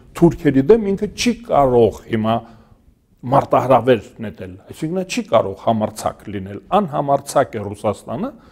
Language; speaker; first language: Armenian; native; Armenian